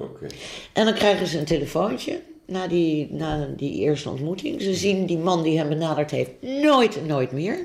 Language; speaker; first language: Dutch; native; Dutch